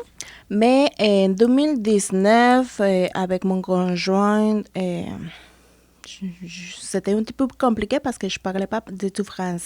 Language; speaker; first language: French; non-native, fluent; Spanish